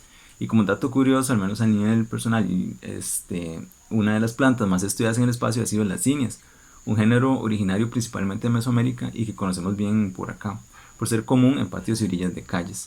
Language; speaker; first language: Spanish; native; Spanish